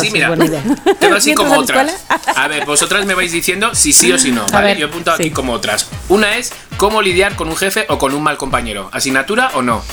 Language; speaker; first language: Spanish; native; Spanish